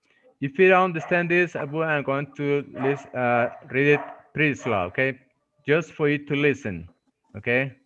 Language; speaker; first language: English; non-native, fluent; Spanish